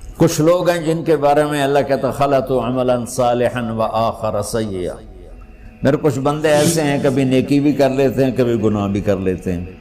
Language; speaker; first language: Urdu; non-native, local second language; Punjabi